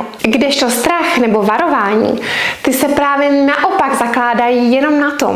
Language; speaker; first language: Czech; native; Czech